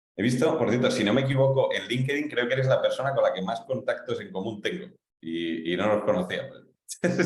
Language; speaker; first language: Spanish; native; Spanish